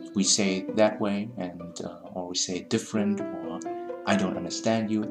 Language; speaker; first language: English; non-native, fluent; German